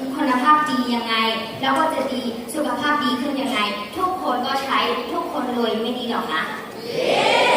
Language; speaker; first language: Thai; non-native, learner; Burmese